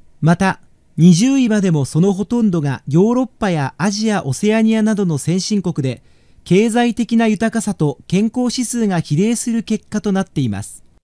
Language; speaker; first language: Japanese; native; Japanese